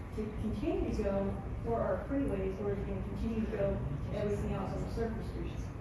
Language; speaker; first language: English; native; English